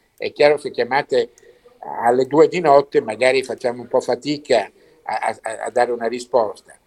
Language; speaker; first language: Italian; native; Italian